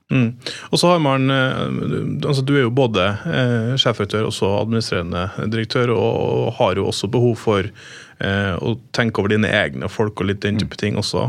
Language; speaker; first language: Norwegian; native; Norwegian